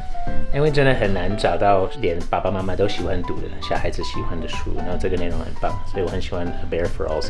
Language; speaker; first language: Chinese; non-native, fluent; English